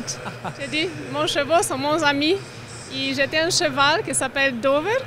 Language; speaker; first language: French; non-native, learner; Portuguese